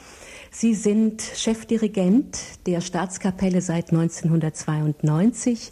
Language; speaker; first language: German; native; German